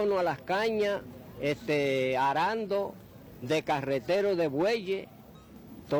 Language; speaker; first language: Spanish; native; Spanish